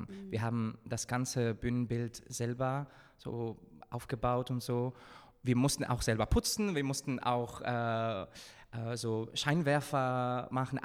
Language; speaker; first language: German; non-native, fluent; Spanish